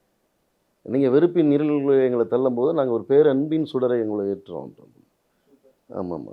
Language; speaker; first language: Tamil; native; Tamil